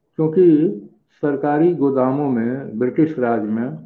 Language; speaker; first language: Hindi; native; Hindi